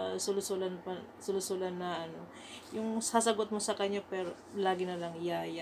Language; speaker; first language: Filipino; native; Filipino